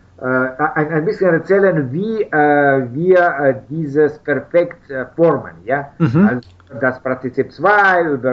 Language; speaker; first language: German; non-native, fluent; Russian